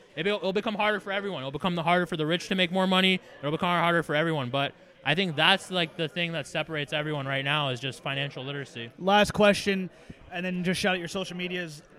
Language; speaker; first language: English; native; English